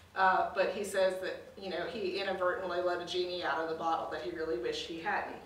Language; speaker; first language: English; native; English